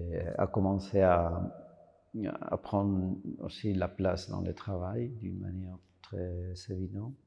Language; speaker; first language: French; non-native, fluent; Spanish